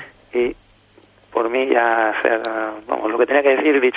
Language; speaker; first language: Spanish; native; Spanish